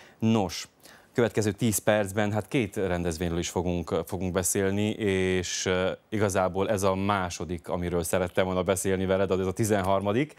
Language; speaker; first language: Hungarian; native; Hungarian